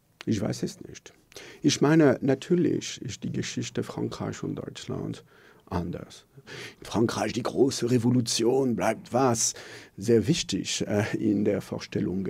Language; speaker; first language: German; non-native, local second language; French